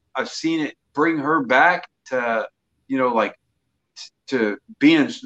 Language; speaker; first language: English; native; English